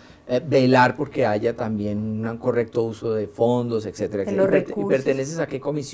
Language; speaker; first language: Spanish; native; Spanish